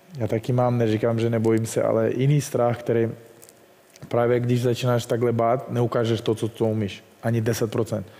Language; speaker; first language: Czech; non-native, fluent; Russian